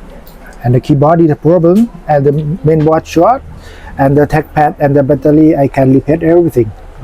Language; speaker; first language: English; non-native, learner; Thai